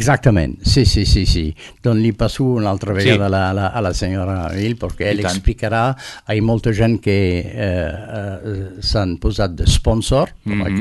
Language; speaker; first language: Catalan; non-native, learner; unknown